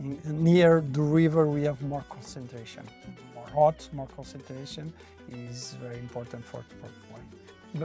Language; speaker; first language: English; non-native, learner; Portuguese